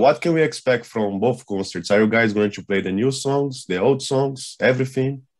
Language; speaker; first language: English; non-native, fluent; Portuguese